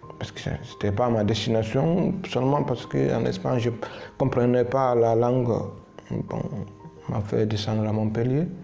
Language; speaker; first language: French; non-native, local second language; Fula